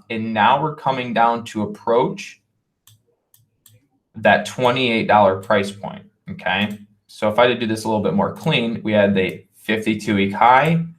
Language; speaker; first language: English; native; English